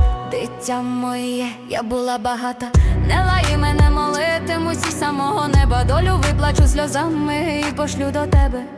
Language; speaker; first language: Ukrainian; native; Ukrainian